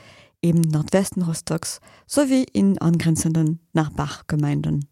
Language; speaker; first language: German; native; German